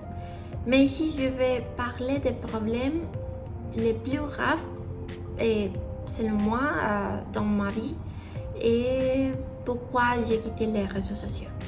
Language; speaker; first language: French; non-native, learner; Spanish